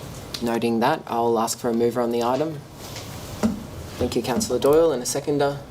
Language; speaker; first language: English; native; English